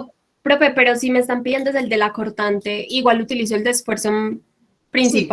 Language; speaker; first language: Spanish; native; Spanish